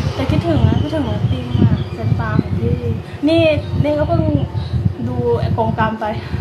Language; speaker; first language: Thai; native; Thai